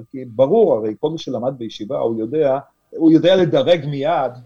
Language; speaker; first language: Hebrew; non-native, fluent; Yiddish